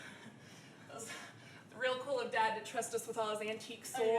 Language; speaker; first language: English; native; English